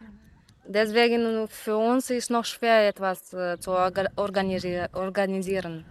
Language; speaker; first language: German; non-native, learner; Romanian